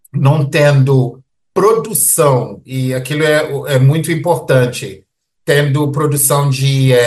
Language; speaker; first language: Portuguese; early bilingual, heritage; Portuguese